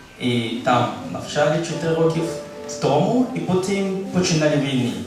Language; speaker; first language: Ukrainian; non-native, learner; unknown